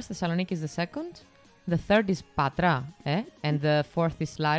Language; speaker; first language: English; non-native, fluent; Greek